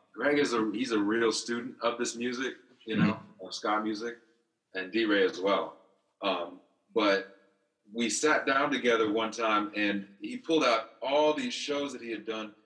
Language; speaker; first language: English; native; English